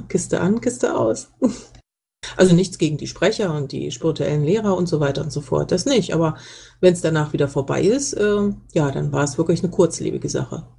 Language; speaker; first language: German; native; German